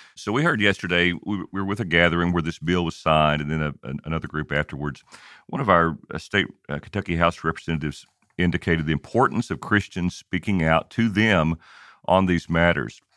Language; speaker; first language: English; native; English